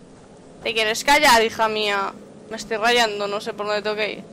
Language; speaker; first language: Spanish; native; Spanish